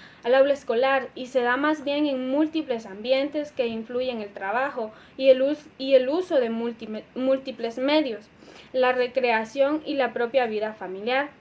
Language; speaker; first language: Spanish; native; Spanish